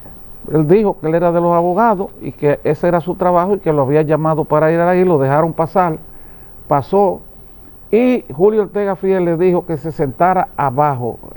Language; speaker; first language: Spanish; native; Spanish